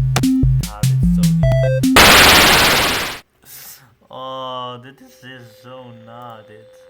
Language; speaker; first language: Dutch; non-native, local second language; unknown